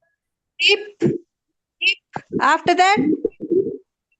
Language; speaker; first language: English; non-native, local second language; Tamil